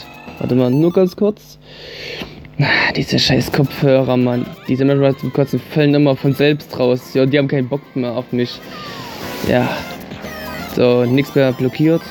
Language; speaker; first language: German; native; German